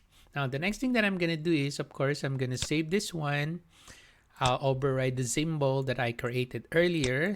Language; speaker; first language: English; non-native, local second language; Filipino